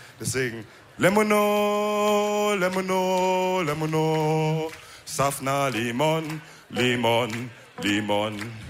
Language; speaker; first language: German; early bilingual, other home language; Wolof